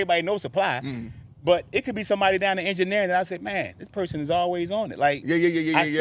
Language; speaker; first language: English; native; English